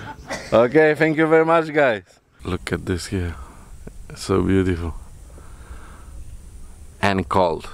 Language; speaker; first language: English; non-native, fluent; Polish